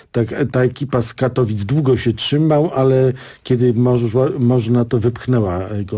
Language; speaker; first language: Polish; native; Polish